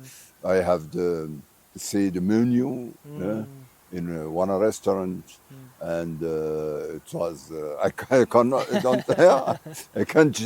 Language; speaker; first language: English; non-native, fluent; Arabic